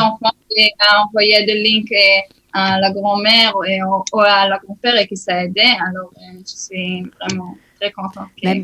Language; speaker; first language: French; early bilingual, heritage; Hebrew